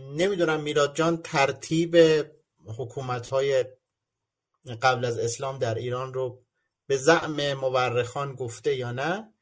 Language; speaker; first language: Persian; native; Persian